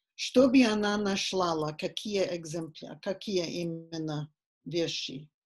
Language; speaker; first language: Russian; non-native, fluent; English